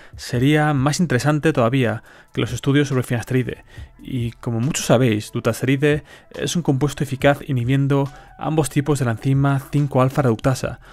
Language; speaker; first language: Spanish; native; Spanish